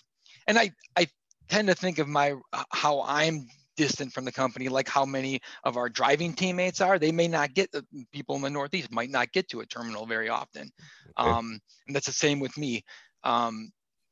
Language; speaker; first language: English; native; English